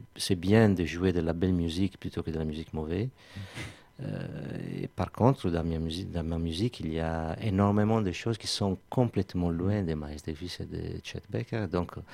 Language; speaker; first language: French; non-native, fluent; Italian